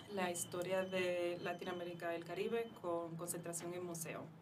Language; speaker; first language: Spanish; early bilingual, heritage; Spanish